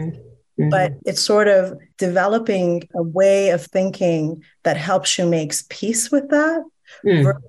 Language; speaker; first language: English; early bilingual, other home language; Persian